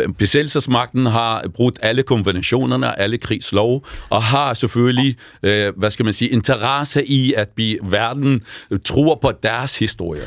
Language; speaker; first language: Danish; non-native, fluent; Arabic